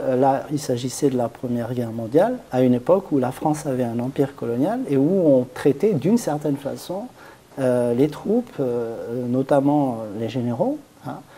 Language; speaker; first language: French; native; French